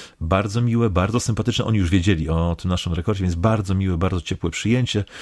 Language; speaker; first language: Polish; native; Polish